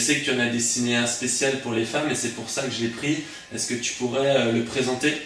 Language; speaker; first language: French; native; French